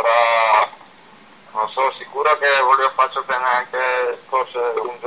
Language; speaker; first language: Italian; non-native, learner; Slovak